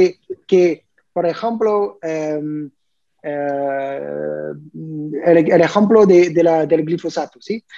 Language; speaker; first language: Spanish; non-native, learner; French